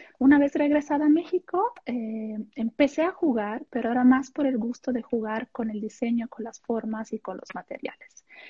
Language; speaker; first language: Spanish; non-native, fluent; Italian